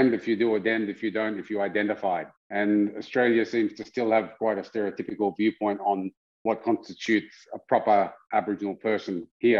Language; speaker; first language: English; native; English